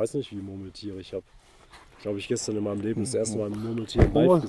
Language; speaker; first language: German; native; German